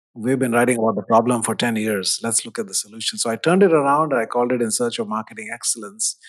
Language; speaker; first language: English; non-native, local second language; Hindi